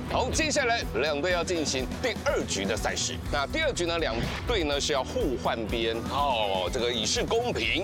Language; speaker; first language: Chinese; native; Chinese